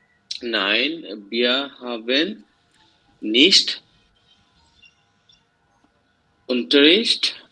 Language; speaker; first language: German; non-native, learner; Bangla